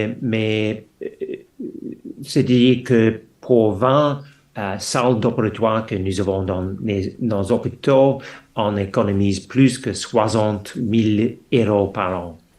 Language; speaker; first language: French; non-native, fluent; English